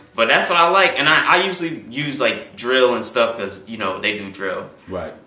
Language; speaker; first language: English; native; English